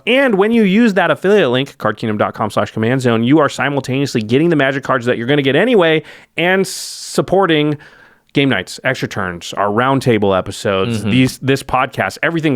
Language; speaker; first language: English; native; English